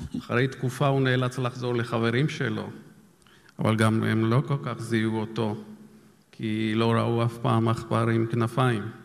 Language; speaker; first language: Hebrew; non-native, fluent; Georgian